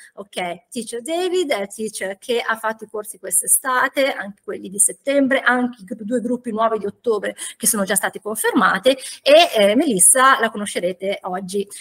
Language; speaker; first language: Italian; native; Italian